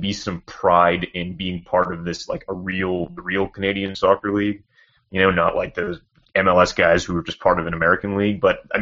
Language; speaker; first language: English; native; English